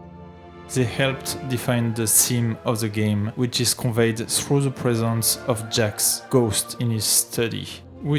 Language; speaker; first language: English; non-native, fluent; French